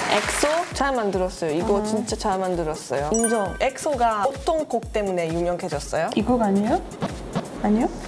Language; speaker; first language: Korean; non-native, fluent; Hungarian